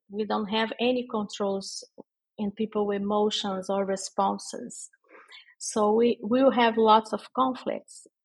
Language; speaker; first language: English; non-native, fluent; Portuguese